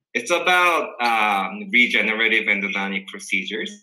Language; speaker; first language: English; early bilingual, other home language; Korean